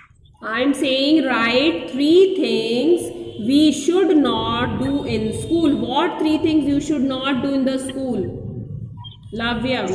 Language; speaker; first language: English; non-native, local second language; Hindi